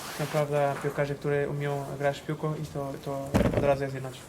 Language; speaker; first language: Polish; non-native, fluent; Portuguese